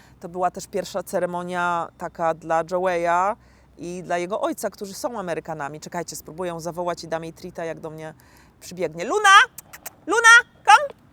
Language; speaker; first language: Polish; native; Polish